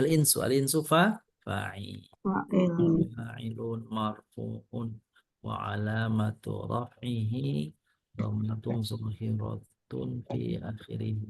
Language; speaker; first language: Arabic; non-native, fluent; Indonesian